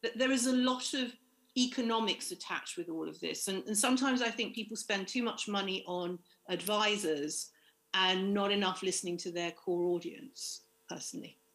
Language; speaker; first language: English; native; English